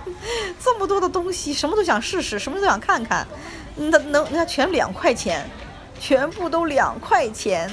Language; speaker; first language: Chinese; native; Chinese